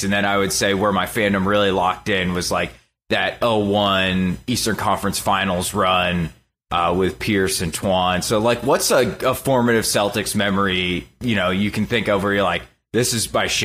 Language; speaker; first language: English; native; English